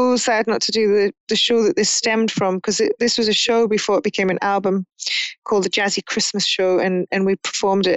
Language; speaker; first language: English; native; English